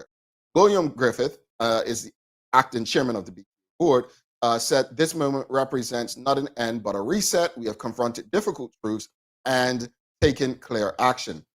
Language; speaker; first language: English; native; English